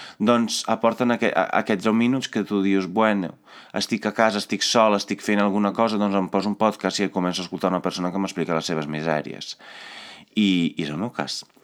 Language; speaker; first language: Catalan; non-native, fluent; Italian